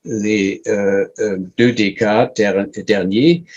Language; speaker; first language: French; non-native, fluent; German